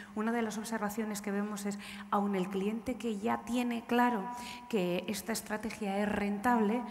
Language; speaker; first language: Spanish; native; Spanish